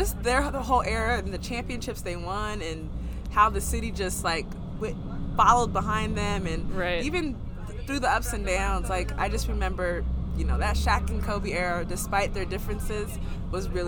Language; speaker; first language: English; native; English